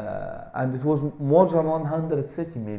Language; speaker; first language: English; non-native, fluent; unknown